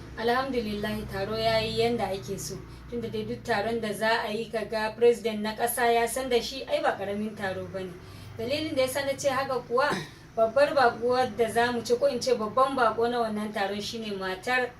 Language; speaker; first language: Hausa; non-native, local second language; Fula